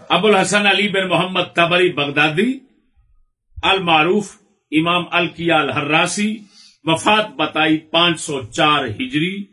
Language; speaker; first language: Urdu; non-native, local second language; Punjabi